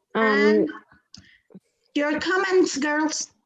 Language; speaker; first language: English; non-native, fluent; Spanish